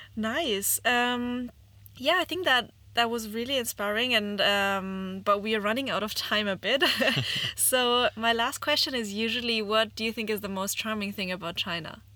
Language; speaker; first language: English; non-native, fluent; German